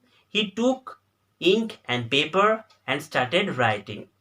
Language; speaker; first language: English; non-native, local second language; Bangla